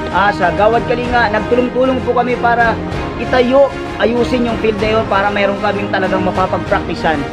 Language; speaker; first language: Filipino; native; Filipino